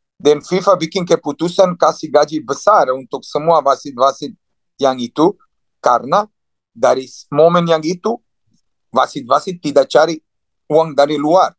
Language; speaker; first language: Indonesian; non-native, fluent; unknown